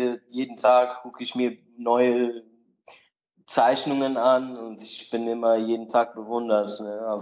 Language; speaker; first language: German; non-native, learner; Portuguese